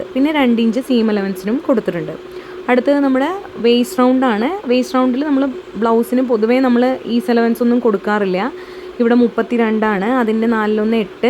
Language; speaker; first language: Malayalam; native; Malayalam